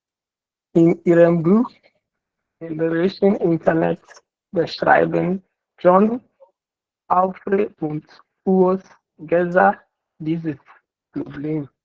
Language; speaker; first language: German; non-native, learner; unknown